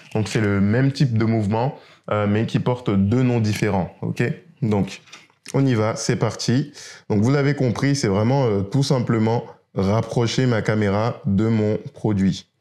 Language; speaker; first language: French; native; French